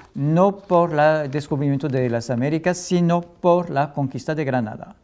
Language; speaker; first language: Spanish; non-native, fluent; French